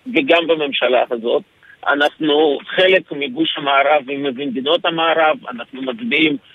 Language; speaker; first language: Hebrew; early bilingual, other home language; Ukrainian